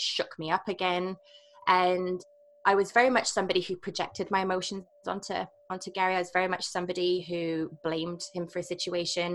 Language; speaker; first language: English; native; English